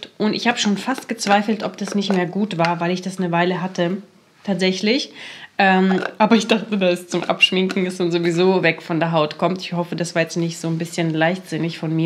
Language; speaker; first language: German; native; German